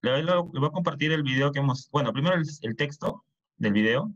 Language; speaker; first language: Spanish; native; Spanish